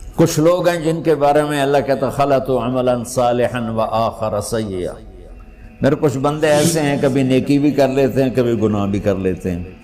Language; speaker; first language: Urdu; non-native, local second language; Punjabi